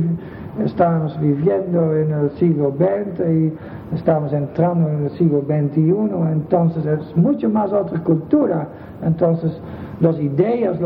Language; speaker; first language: Spanish; non-native, fluent; Dutch